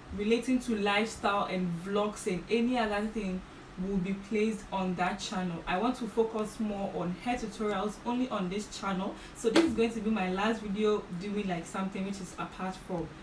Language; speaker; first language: English; non-native, local second language; Akan